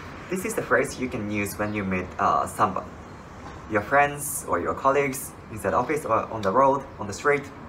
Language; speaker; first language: English; non-native, fluent; Japanese